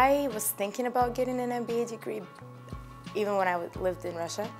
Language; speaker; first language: English; non-native, fluent; Russian